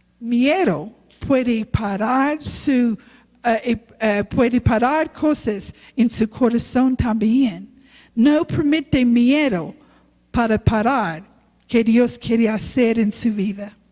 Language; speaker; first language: Spanish; non-native, learner; English